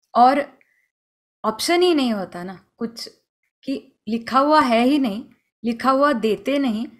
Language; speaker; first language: Hindi; non-native, local second language; Marathi